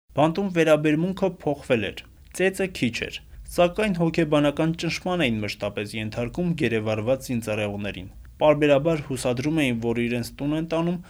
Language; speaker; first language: Armenian; native; Armenian